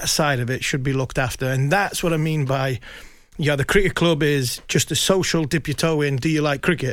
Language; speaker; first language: English; native; English